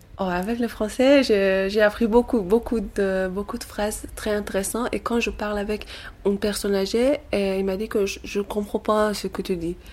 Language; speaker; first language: French; non-native, learner; Persian